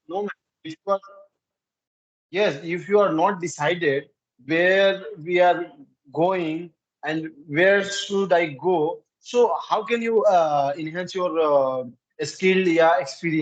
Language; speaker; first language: English; non-native, learner; Hindi